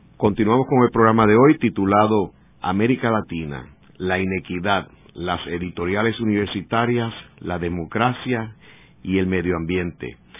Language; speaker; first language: Spanish; native; Spanish